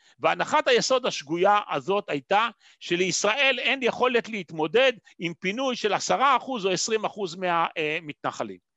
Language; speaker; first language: Hebrew; native; Hebrew